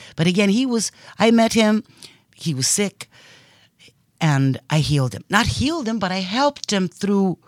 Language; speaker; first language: English; early bilingual, other home language; Italian